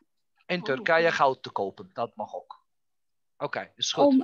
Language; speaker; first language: Dutch; non-native, fluent; Turkish